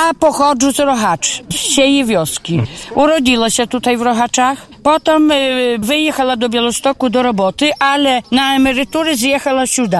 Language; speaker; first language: Polish; non-native, local second language; Ukrainian